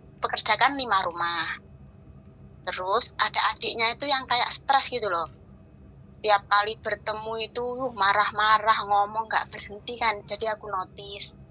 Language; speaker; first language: Indonesian; non-native, local second language; Javanese